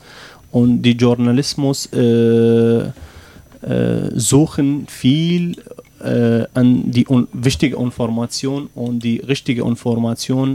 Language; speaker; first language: German; non-native, learner; Arabic